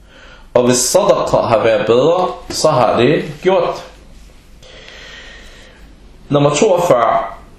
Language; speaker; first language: Danish; early bilingual, other home language; Arabic